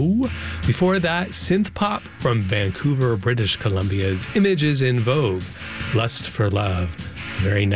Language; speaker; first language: English; native; English